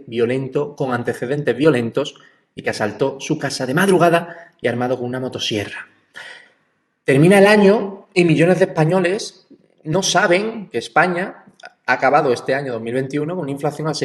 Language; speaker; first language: Spanish; native; Spanish